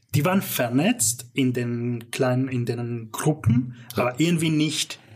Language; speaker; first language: German; non-native, fluent; English